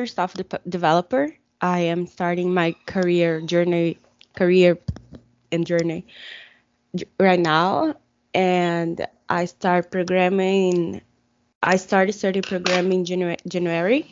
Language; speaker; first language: English; non-native, fluent; Portuguese